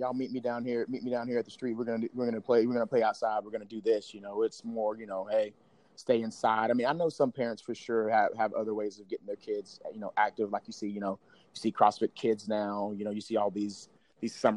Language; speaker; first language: English; native; English